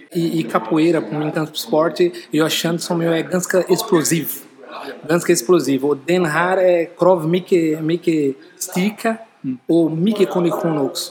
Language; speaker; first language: Swedish; non-native, learner; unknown